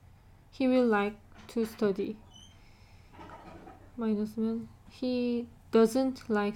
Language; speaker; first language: English; non-native, learner; Korean